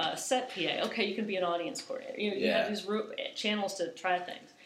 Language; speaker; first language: English; native; English